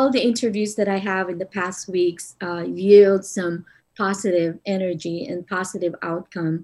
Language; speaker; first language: English; non-native, local second language; Filipino